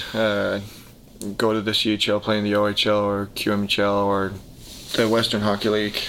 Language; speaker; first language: English; early bilingual, heritage; Danish